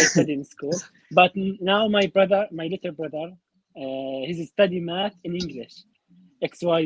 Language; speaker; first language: English; non-native, learner; Arabic